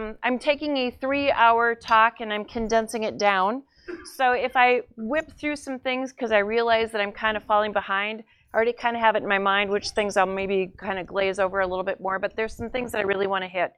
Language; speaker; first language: English; native; English